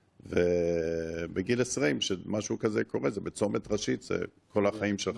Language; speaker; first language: Hebrew; non-native, fluent; English